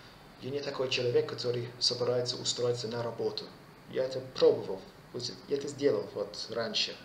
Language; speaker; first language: Russian; non-native, fluent; English